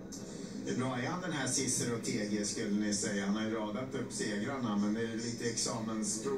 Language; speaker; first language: Swedish; native; Swedish